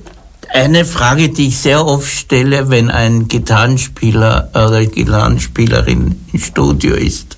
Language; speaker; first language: German; native; German